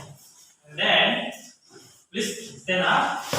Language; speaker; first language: English; non-native, learner; Indonesian